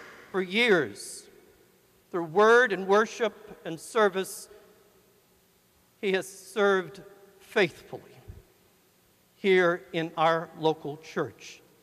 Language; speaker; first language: English; native; English